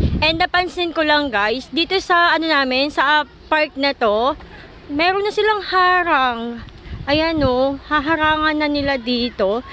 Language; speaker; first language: Filipino; native; Filipino